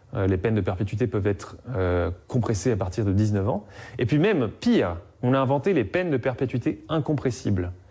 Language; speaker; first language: French; native; French